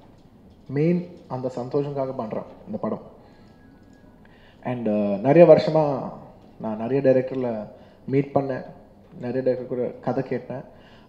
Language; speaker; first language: Tamil; non-native, local second language; Telugu